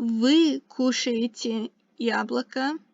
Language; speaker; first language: Russian; non-native, fluent; English